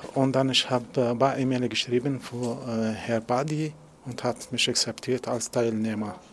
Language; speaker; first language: German; non-native, learner; Arabic